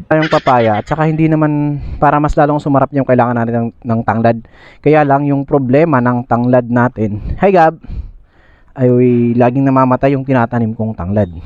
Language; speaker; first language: Filipino; non-native, local second language; Masbatenyo